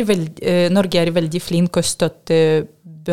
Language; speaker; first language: Norwegian; non-native, learner; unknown